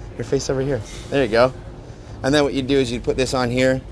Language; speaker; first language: English; native; English